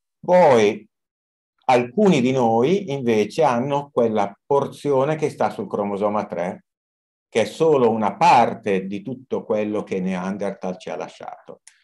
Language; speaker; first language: Italian; native; Italian